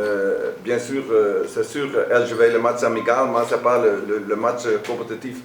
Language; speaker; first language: French; non-native, learner; Dutch